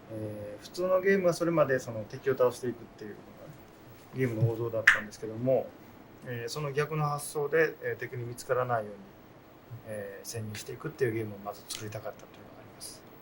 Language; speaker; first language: Japanese; native; Japanese